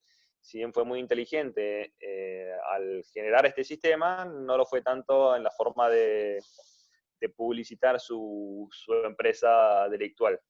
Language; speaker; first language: Spanish; native; Spanish